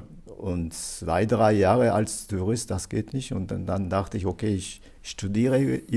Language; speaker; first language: German; non-native, fluent; Japanese